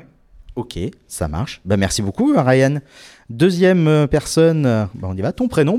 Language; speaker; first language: French; native; French